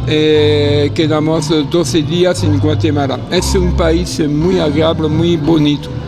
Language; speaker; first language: Spanish; non-native, learner; French